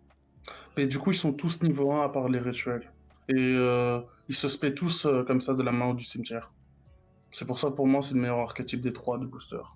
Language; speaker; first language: French; native; French